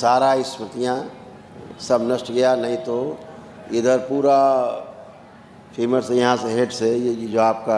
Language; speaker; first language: Hindi; native; Hindi